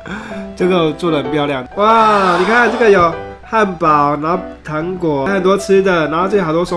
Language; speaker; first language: Chinese; native; Chinese